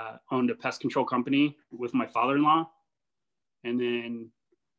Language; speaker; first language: English; native; English